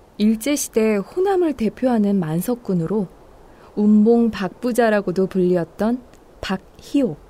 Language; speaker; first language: Korean; native; Korean